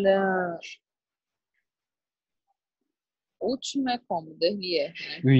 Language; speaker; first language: French; non-native, learner; Portuguese